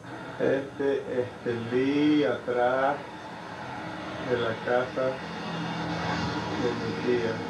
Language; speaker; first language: Spanish; early bilingual, heritage; English